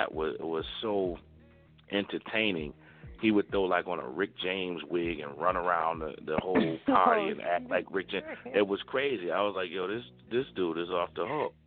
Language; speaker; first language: English; native; English